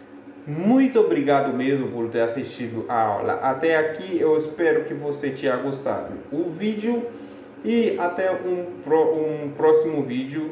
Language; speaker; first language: Portuguese; non-native, fluent; Haitian Creole